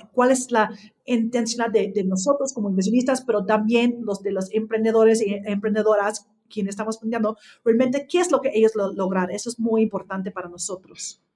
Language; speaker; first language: Spanish; non-native, fluent; English